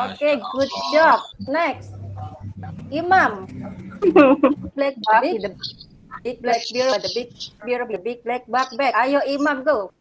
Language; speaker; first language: English; non-native, fluent; Indonesian